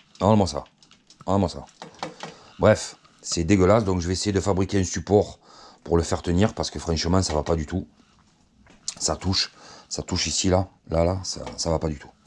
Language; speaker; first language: French; native; French